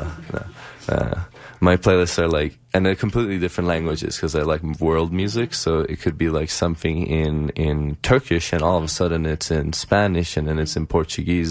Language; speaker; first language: English; non-native, fluent; Persian